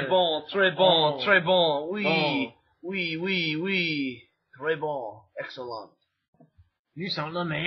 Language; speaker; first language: French; non-native, learner; English